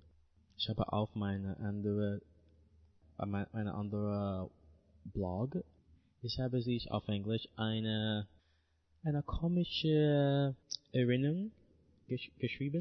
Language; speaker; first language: German; non-native, learner; English